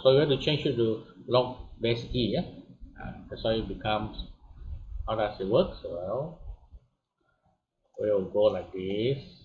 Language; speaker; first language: English; non-native, local second language; Malay